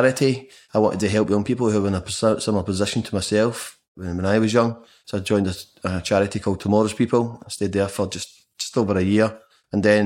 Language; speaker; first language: English; native; English